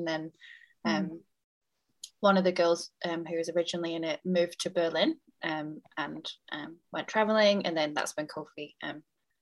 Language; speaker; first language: English; native; English